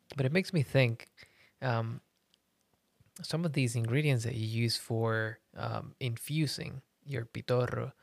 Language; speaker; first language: English; early bilingual, other home language; Spanish